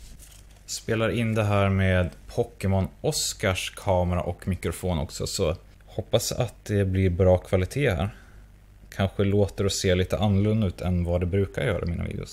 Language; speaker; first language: Swedish; native; Swedish